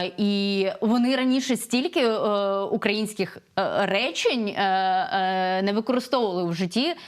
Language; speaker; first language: Ukrainian; non-native, local second language; Russian